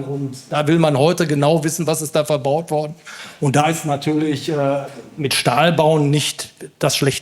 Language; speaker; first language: German; native; German